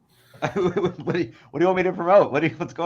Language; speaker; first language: English; native; English